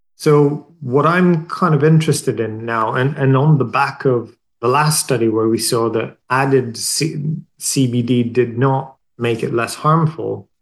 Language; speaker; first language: English; non-native, fluent; Swedish